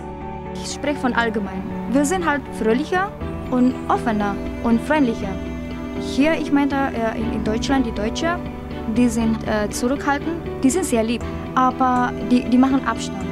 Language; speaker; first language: German; non-native, fluent; Indonesian